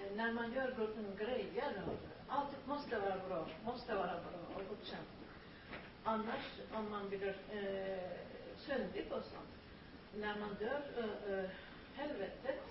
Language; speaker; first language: Swedish; non-native, learner; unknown